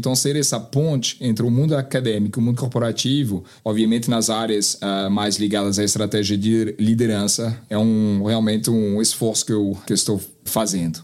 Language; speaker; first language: Portuguese; non-native, fluent; French